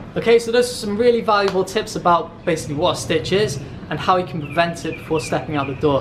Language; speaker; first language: English; native; English